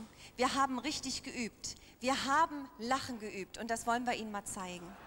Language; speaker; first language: German; native; German